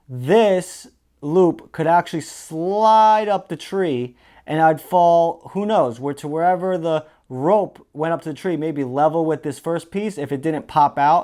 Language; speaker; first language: English; native; English